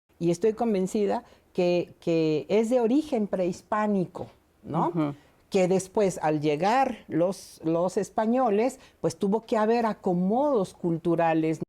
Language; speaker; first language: Spanish; native; Spanish